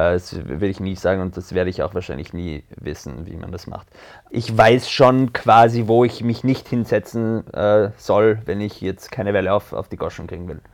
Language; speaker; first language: German; early bilingual, other home language; French